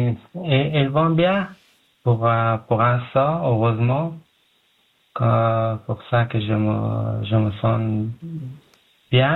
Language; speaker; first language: French; non-native, learner; Pashto